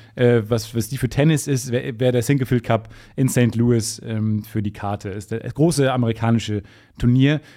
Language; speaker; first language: German; native; German